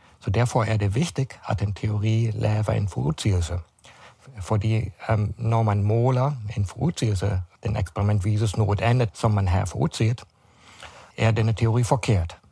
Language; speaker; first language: Danish; non-native, fluent; German